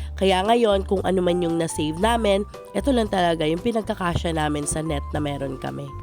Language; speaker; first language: Filipino; non-native, local second language; Cebuano